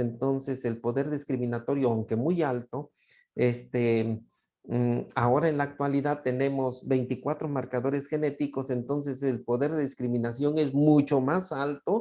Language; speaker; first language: Spanish; native; Spanish